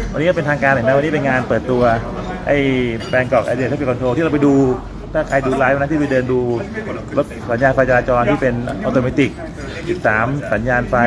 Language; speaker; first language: Thai; native; Thai